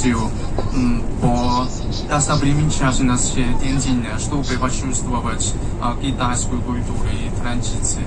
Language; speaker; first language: Russian; non-native, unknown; Chinese